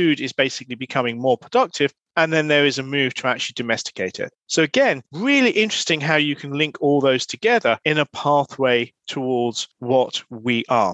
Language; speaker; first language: English; native; English